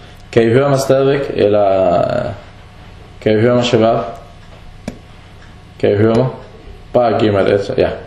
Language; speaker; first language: Danish; non-native, fluent; Arabic